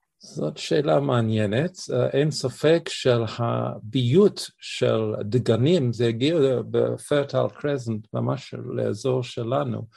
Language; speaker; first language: Hebrew; non-native, fluent; English